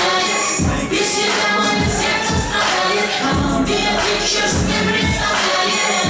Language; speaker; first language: English; non-native, fluent; Kazakh